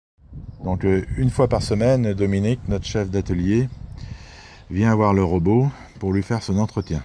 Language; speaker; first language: French; native; French